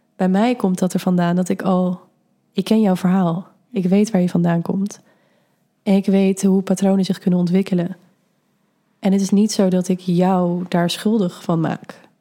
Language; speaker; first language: Dutch; native; Dutch